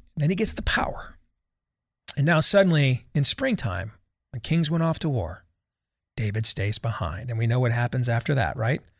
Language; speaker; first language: English; native; English